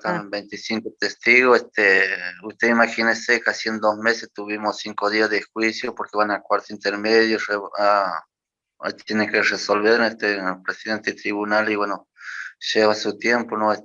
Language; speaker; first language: Spanish; native; Spanish